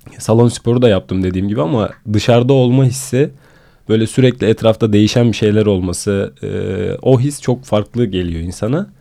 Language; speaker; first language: Turkish; native; Turkish